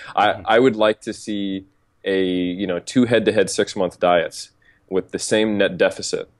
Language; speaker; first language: English; native; English